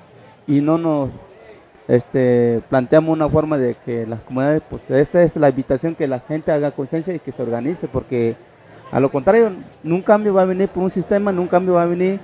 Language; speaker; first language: Spanish; non-native, local second language; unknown